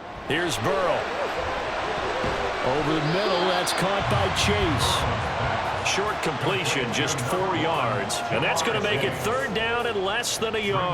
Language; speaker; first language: English; native; English